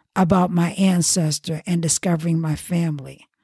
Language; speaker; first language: English; native; English